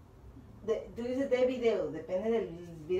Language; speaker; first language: Spanish; native; Spanish